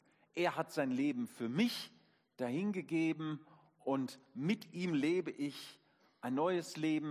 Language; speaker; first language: German; native; German